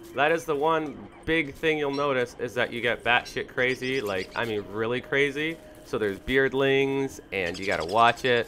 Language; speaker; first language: English; native; English